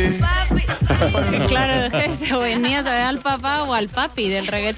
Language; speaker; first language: Spanish; native; Spanish